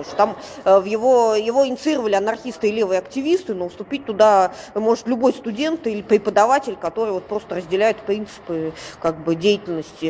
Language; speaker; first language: Russian; native; Russian